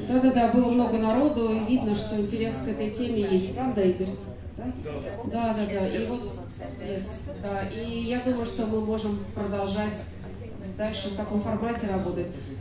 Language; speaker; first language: Russian; native; Russian